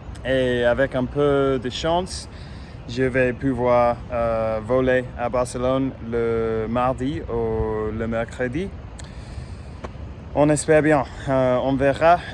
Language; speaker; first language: French; non-native, fluent; English